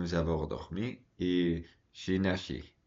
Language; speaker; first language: French; non-native, learner; Spanish